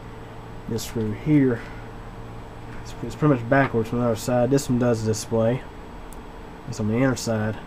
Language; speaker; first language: English; native; English